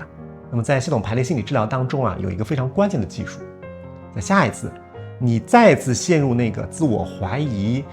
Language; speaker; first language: Chinese; native; Chinese